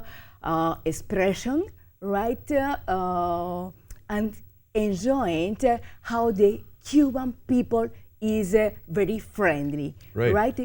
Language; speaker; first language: English; non-native, learner; Spanish